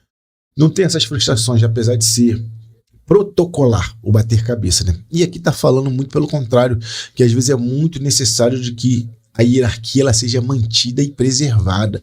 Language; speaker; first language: Portuguese; native; Portuguese